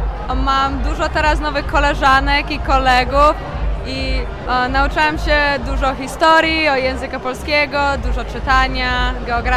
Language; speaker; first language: Polish; early bilingual, heritage; Polish